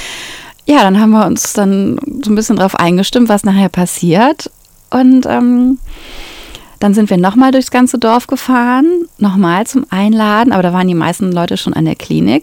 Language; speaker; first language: German; native; German